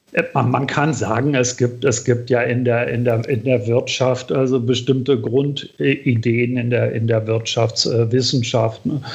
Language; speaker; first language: German; native; German